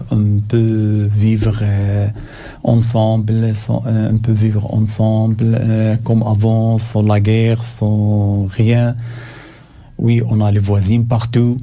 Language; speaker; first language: French; non-native, learner; Arabic